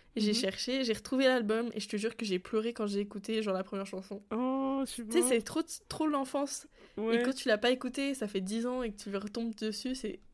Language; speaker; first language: French; native; French